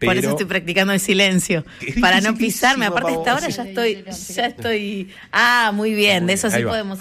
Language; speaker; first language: Spanish; native; Spanish